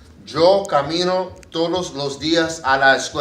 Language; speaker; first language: Spanish; non-native, learner; English